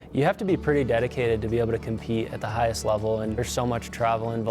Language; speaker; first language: English; native; English